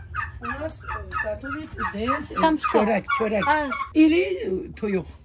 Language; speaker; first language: Russian; non-native, learner; Azerbaijani